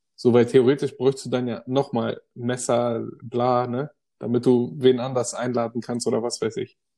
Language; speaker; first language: German; early bilingual, other home language; Greek